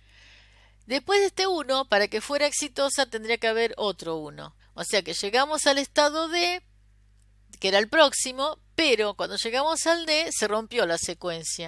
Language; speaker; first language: Spanish; native; Spanish